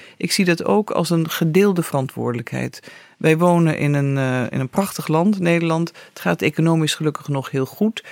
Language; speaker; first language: Dutch; native; Dutch